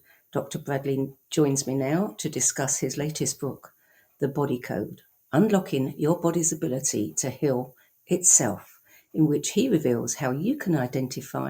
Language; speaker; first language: English; native; English